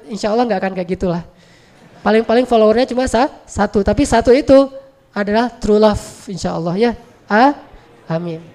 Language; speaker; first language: Indonesian; native; Indonesian